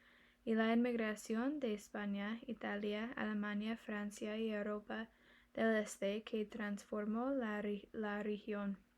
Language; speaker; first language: Spanish; non-native, learner; English